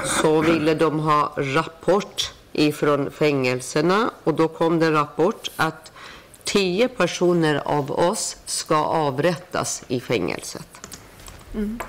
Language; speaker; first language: Swedish; non-native, fluent; Persian